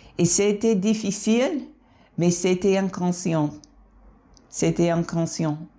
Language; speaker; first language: French; non-native, fluent; English